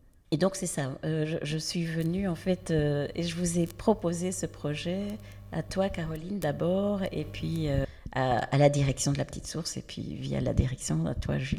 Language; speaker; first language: French; native; French